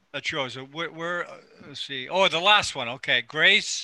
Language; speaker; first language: English; native; English